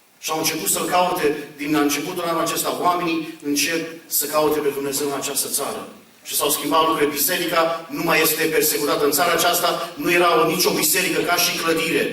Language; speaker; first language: Romanian; early bilingual, heritage; Romanian